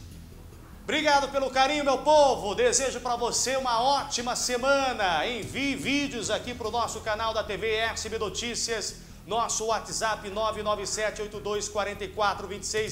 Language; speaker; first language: Portuguese; native; Portuguese